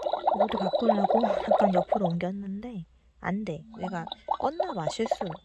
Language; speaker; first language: Korean; native; Korean